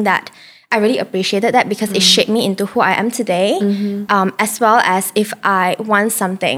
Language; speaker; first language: English; non-native, local second language; Chinese